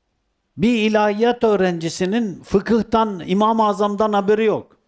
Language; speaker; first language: Turkish; native; Turkish